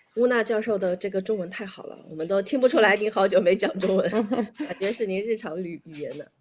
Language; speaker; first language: Chinese; native; Chinese